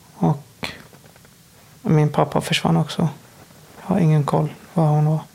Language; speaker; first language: Swedish; non-native, fluent; Persian